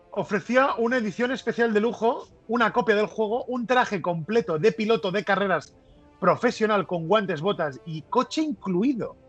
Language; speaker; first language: Spanish; non-native, local second language; Catalan